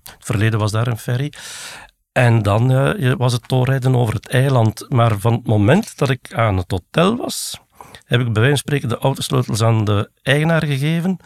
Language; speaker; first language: Dutch; native; Dutch